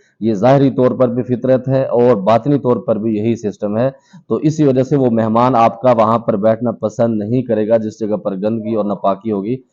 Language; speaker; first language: Urdu; non-native, local second language; Pashto